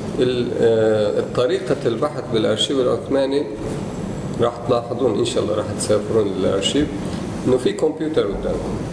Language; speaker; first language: Arabic; non-native, fluent; Turkish